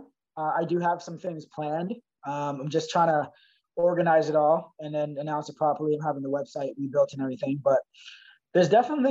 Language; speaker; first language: English; native; English